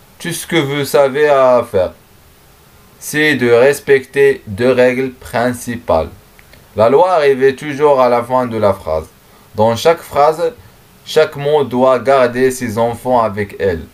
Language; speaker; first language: French; non-native, learner; Arabic